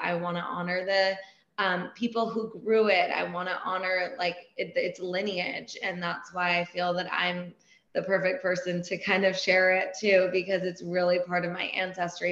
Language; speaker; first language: English; early bilingual, other home language; Persian